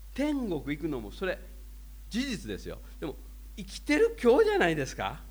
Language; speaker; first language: Japanese; native; Japanese